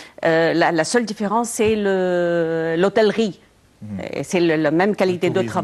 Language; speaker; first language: French; non-native, local second language; Arabic